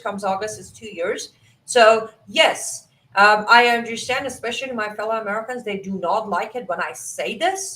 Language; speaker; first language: English; non-native, fluent; Persian